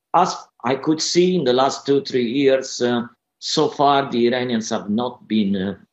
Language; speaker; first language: English; non-native, fluent; Italian